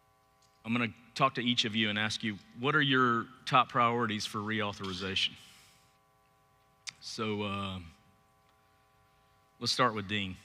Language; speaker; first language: English; native; English